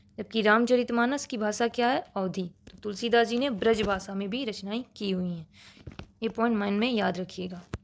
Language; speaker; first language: Hindi; native; Hindi